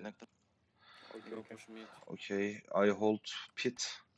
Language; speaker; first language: English; non-native, learner; Turkish